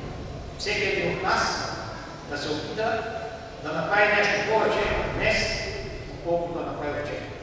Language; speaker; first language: Bulgarian; non-native, local second language; Turkish